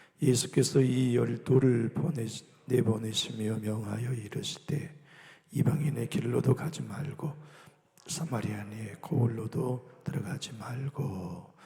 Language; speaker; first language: Korean; native; Korean